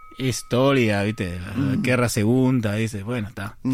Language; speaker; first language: Spanish; non-native, learner; Chinese